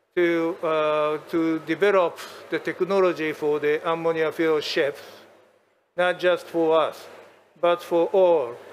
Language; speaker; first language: English; non-native, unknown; Japanese